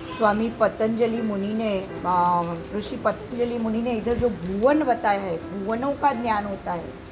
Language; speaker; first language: Hindi; non-native, local second language; Marathi